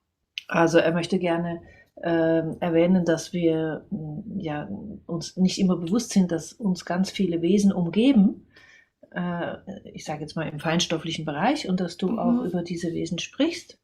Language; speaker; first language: German; non-native, fluent; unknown